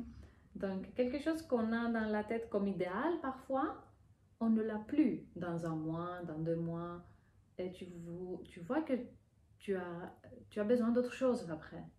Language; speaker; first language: French; non-native, fluent; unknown